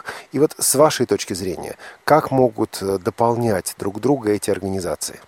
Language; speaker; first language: Russian; native; Russian